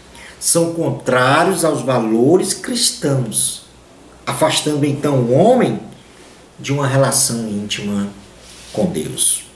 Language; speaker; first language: Portuguese; native; Portuguese